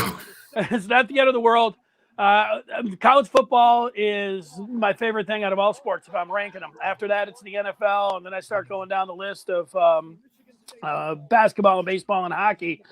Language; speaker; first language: English; native; English